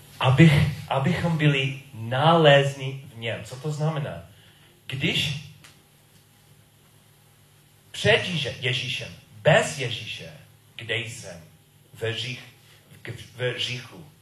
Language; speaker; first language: Czech; non-native, learner; English